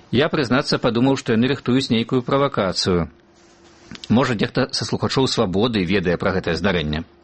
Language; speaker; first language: Belarusian; native; Belarusian